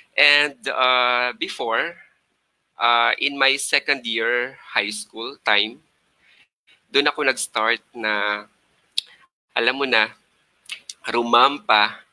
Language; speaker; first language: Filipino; non-native, local second language; Hiligaynon